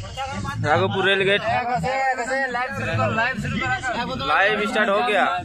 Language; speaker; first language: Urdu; non-native, local second language; Bangla